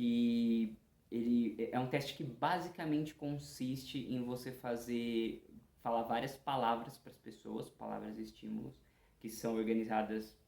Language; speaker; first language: Portuguese; native; Portuguese